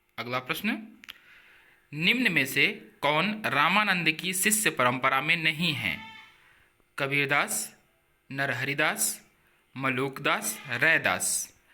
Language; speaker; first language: Hindi; native; Hindi